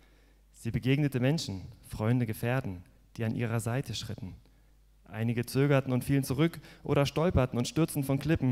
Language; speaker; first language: German; native; German